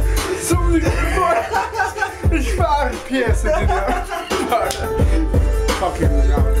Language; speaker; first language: Norwegian; non-native, local second language; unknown